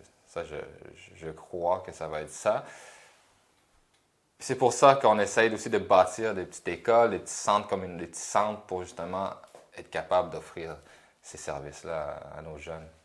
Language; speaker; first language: French; early bilingual, other home language; Khmer